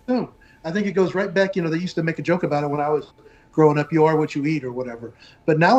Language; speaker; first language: English; native; English